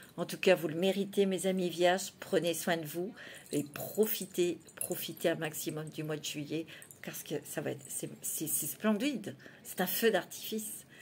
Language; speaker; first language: French; native; French